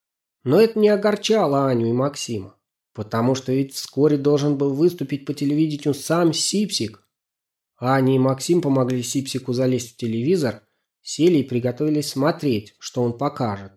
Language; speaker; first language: Russian; native; Russian